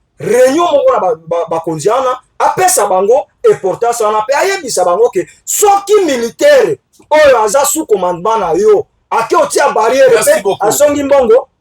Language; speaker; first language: Lingala; non-native, local second language; Swahili